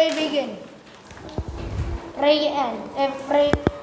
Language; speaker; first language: English; non-native, learner; Indonesian